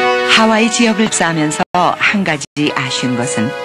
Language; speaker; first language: Korean; native; Korean